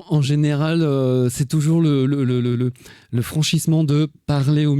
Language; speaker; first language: French; native; French